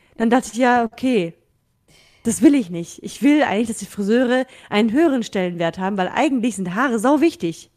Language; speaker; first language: German; early bilingual, other home language; Russian